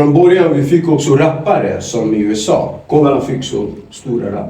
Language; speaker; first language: Swedish; non-native, fluent; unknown